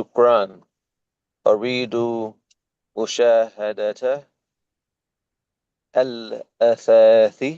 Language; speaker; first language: Arabic; non-native, learner; English